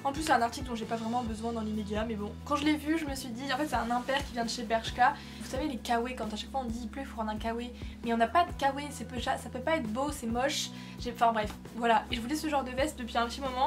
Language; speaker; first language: French; native; French